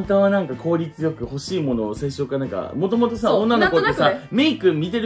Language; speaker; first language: Japanese; native; Japanese